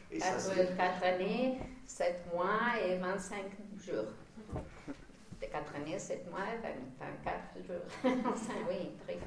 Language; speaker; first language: French; non-native, fluent; Spanish